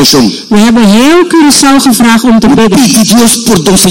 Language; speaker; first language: Dutch; non-native, local second language; Papiamento